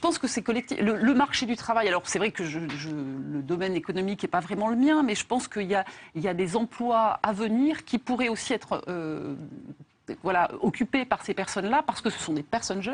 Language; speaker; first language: French; native; French